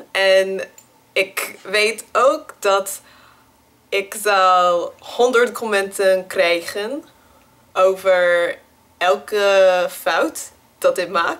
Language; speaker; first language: Dutch; non-native, learner; English